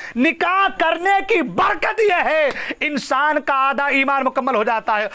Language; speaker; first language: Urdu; non-native, local second language; Assamese